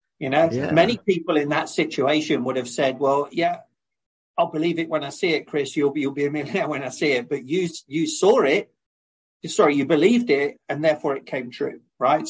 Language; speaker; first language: English; native; English